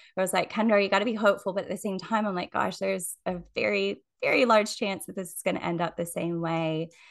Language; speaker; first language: English; native; English